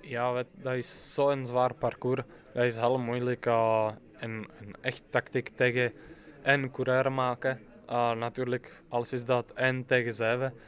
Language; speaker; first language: Dutch; non-native, fluent; Czech